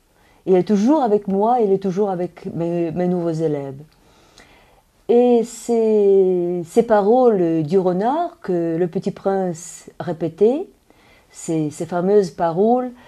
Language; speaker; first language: French; non-native, fluent; Russian